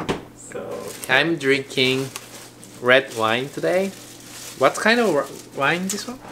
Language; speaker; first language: English; non-native, learner; Japanese